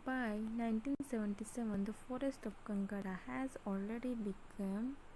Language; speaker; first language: English; non-native, local second language; Gujarati